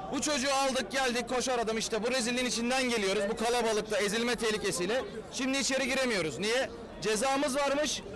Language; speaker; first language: Turkish; native; Turkish